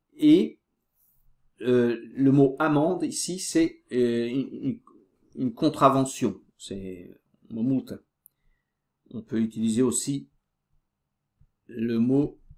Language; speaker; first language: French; non-native, fluent; Portuguese